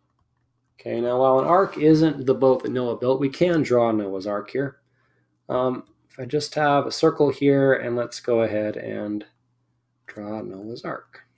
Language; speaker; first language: English; native; English